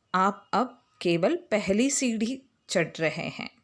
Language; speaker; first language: Hindi; non-native, local second language; Malayalam